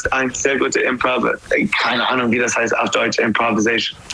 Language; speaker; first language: German; non-native, learner; English